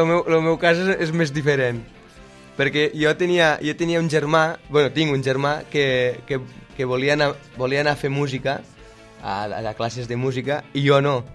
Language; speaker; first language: Catalan; native; Catalan